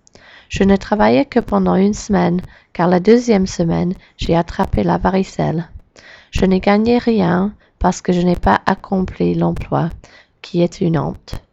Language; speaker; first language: French; non-native, learner; English